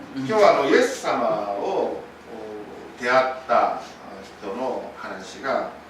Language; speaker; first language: Japanese; non-native, fluent; Korean